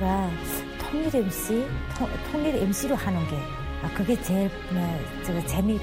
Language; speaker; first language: Korean; native; Korean